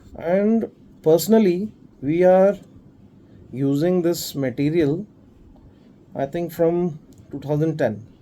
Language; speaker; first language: English; non-native, local second language; Hindi